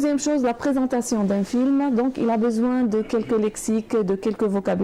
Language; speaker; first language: French; non-native, fluent; Arabic